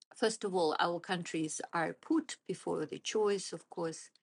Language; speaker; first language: English; non-native, fluent; Azerbaijani